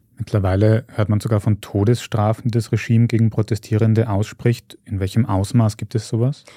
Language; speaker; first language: German; native; German